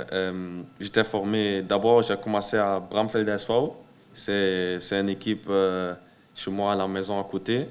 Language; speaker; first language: French; early bilingual, heritage; French